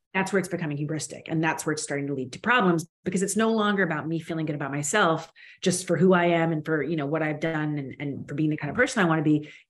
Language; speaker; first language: English; native; English